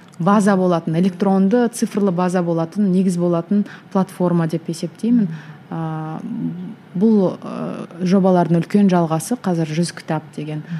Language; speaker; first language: Kazakh; native; Kazakh